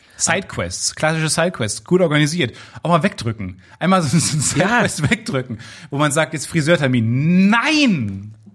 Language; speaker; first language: German; native; German